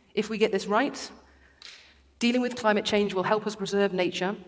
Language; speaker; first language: English; native; English